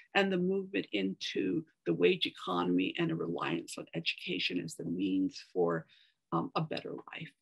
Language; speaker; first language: English; native; English